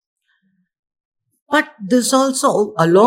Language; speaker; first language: English; non-native, local second language; Gujarati